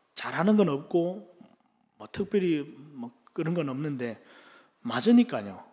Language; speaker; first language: Korean; early bilingual, heritage; Korean